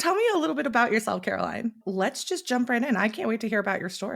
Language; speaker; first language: English; native; English